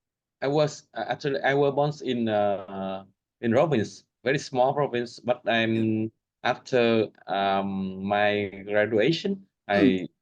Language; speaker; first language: English; non-native, learner; Vietnamese